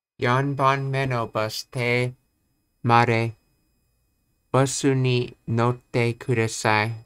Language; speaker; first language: Japanese; non-native, learner; English